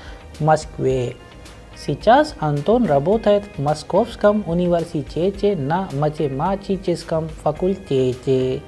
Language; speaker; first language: Russian; non-native, fluent; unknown